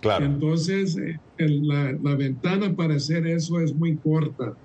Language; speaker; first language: Spanish; early bilingual, heritage; Spanish